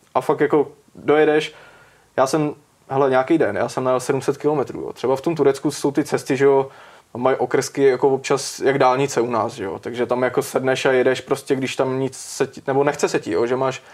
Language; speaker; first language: Czech; native; Czech